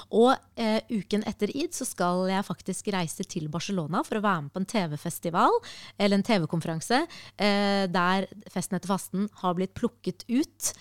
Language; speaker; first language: Norwegian; early bilingual, other home language; Arabic